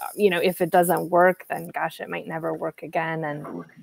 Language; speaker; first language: English; native; English